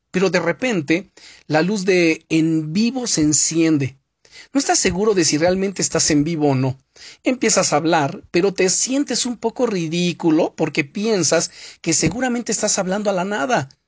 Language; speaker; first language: Spanish; native; Spanish